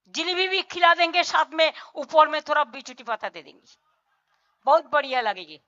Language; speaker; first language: Hindi; non-native, local second language; Bangla